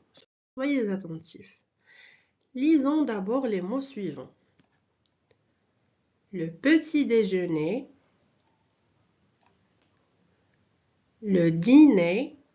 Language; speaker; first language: French; non-native, local second language; Arabic